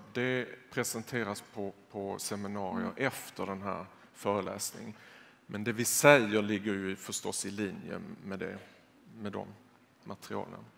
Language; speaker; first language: Swedish; native; Swedish